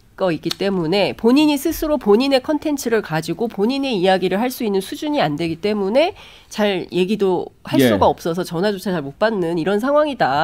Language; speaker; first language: Korean; native; Korean